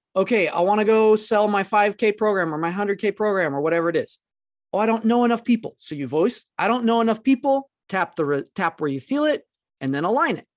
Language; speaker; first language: English; native; English